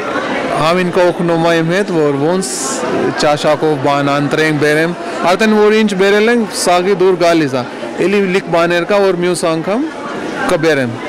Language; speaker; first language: Armenian; non-native, learner; Hindi